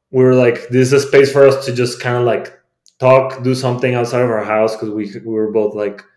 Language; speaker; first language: English; non-native, fluent; Spanish